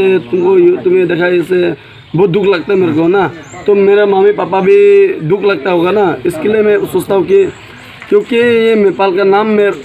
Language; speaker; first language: Hindi; non-native, local second language; Karbi